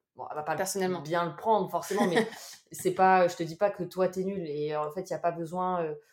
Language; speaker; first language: French; native; French